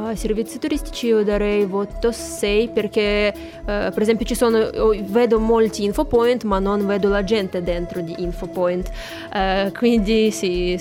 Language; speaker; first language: Italian; non-native, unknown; Russian